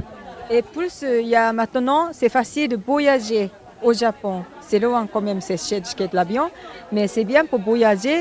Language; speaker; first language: French; non-native, learner; Japanese